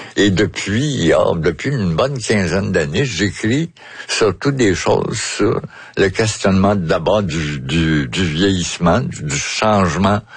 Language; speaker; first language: French; native; French